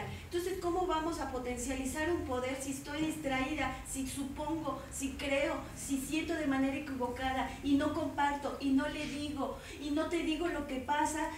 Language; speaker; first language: Spanish; native; Spanish